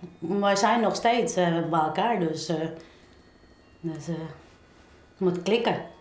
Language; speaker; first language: Dutch; non-native, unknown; English